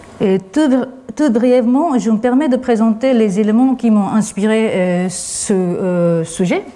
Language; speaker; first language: French; non-native, fluent; Japanese